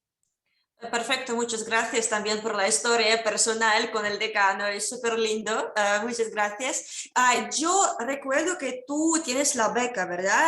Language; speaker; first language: Spanish; non-native, fluent; Russian